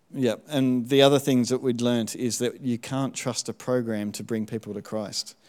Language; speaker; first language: English; native; English